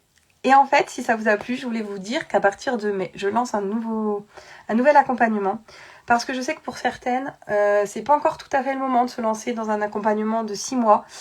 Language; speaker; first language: French; native; French